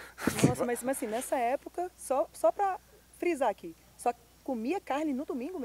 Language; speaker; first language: Portuguese; native; Portuguese